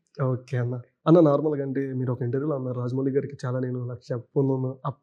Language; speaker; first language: Telugu; native; Telugu